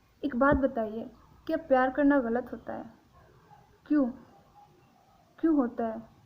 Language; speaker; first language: Hindi; non-native, local second language; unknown